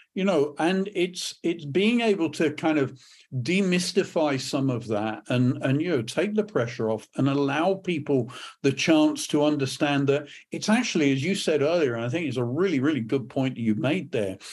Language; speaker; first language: English; native; English